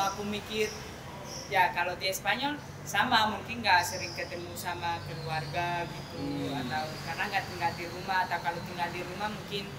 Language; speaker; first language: Indonesian; non-native, fluent; Spanish